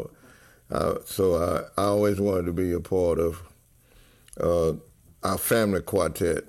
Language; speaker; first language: English; native; English